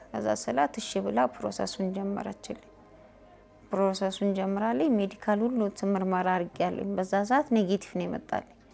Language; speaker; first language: Amharic; native; Amharic